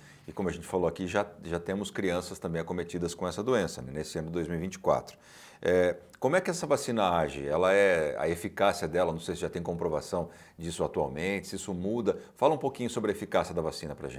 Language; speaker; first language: Portuguese; native; Portuguese